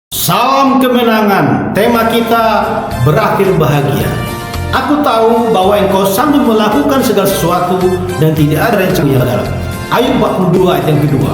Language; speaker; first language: Indonesian; native; Indonesian